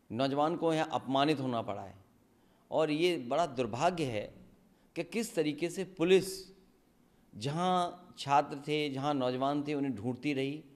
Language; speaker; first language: Hindi; native; Hindi